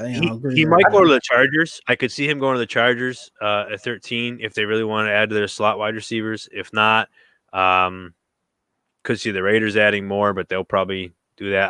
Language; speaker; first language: English; native; English